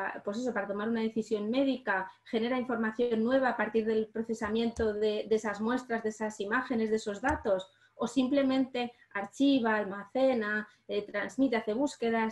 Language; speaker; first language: Spanish; native; Spanish